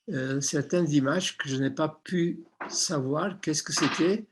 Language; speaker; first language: French; non-native, fluent; Armenian